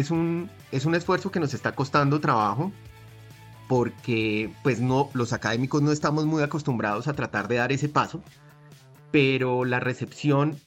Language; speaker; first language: Spanish; native; Spanish